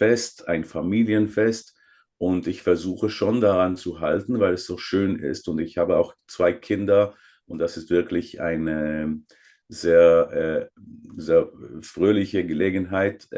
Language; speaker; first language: German; non-native, fluent; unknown